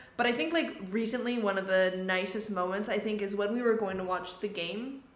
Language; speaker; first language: English; native; English